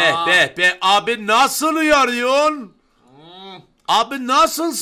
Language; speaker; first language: Turkish; non-native, learner; Azerbaijani